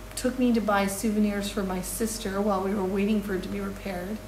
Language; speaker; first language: English; native; English